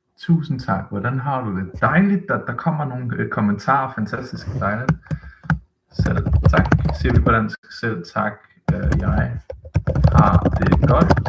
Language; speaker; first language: Danish; native; Danish